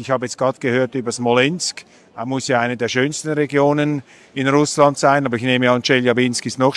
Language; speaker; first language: German; native; German